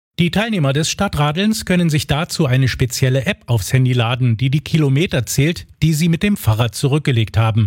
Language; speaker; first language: German; native; German